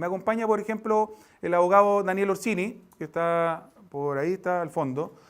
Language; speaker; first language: Spanish; native; Spanish